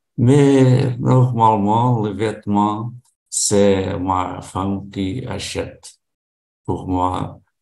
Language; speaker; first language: French; non-native, learner; Portuguese